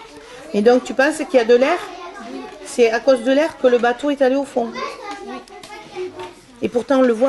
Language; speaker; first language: French; native; French